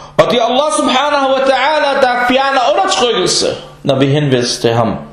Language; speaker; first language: Danish; non-native, fluent; Arabic